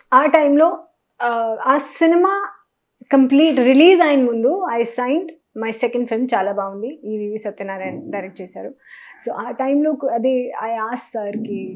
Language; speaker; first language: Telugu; non-native, learner; Hindi